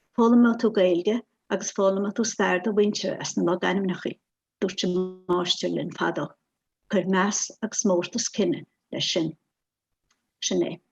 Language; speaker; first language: Irish; native; Irish